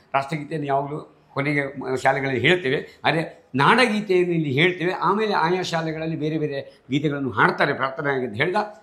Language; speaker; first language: Kannada; non-native, local second language; Marathi